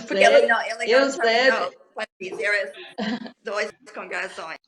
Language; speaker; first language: Portuguese; non-native, fluent; English